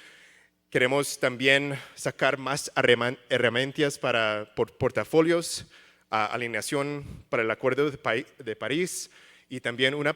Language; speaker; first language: Spanish; early bilingual, heritage; English